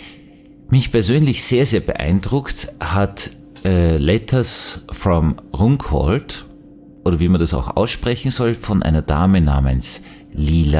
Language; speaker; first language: German; native; German